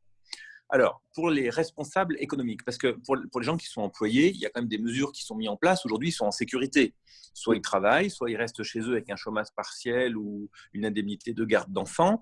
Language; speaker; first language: French; native; French